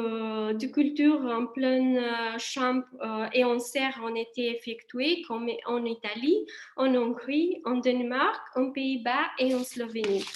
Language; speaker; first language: French; non-native, fluent; Italian